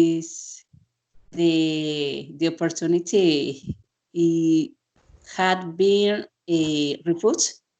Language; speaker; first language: English; non-native, learner; Spanish